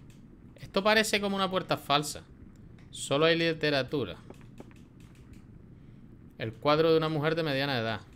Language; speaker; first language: Spanish; native; Spanish